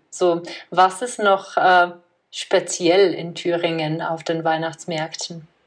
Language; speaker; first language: German; non-native, fluent; Czech